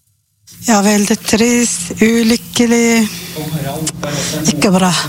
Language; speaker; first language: Norwegian; non-native, learner; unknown